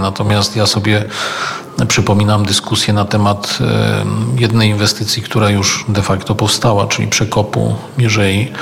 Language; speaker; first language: Polish; native; Polish